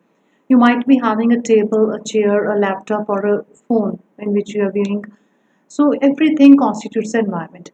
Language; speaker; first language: English; non-native, local second language; Punjabi